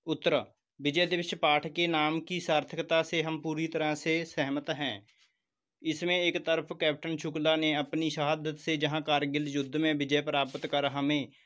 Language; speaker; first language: Hindi; non-native, local second language; Punjabi